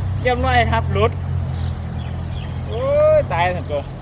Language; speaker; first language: Thai; non-native, local second language; Northeastern Thai